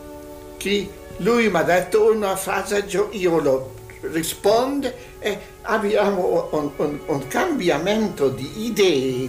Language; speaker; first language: Italian; non-native, learner; Hungarian